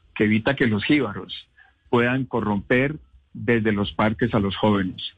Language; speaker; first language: Spanish; native; Spanish